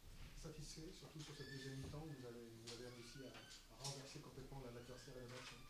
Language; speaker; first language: French; native; French